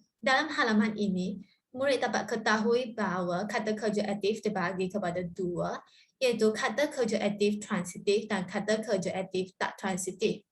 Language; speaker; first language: Malay; non-native, local second language; Chinese